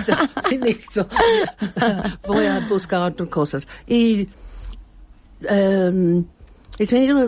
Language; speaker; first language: Spanish; non-native, learner; English